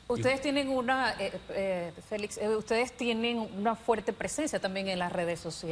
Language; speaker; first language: Spanish; native; Spanish